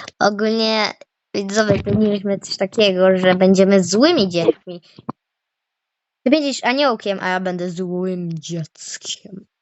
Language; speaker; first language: Polish; native; Polish